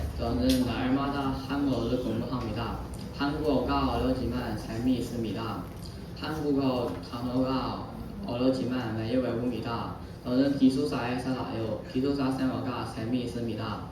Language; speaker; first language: Korean; non-native, learner; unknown